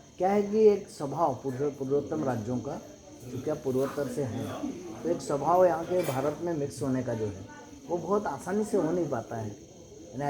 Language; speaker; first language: Hindi; non-native, local second language; Marathi